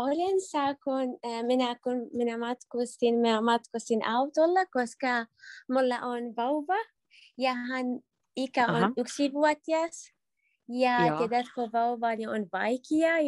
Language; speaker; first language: Finnish; non-native, learner; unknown